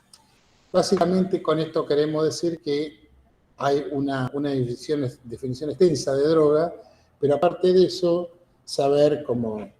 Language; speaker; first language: Spanish; native; Spanish